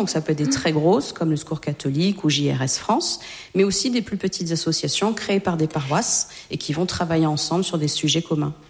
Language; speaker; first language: French; native; French